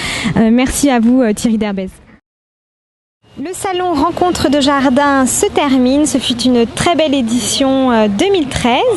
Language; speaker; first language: French; native; French